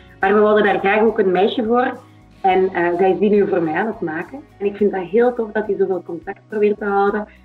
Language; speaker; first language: Dutch; native; Dutch